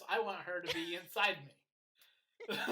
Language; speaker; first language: English; native; English